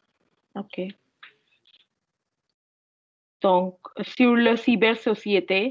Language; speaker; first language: French; non-native, fluent; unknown